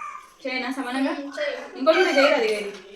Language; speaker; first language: Telugu; native; Telugu